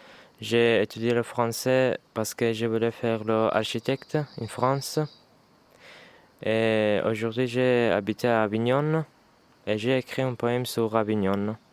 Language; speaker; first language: French; non-native, learner; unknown